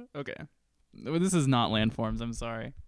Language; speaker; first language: English; native; English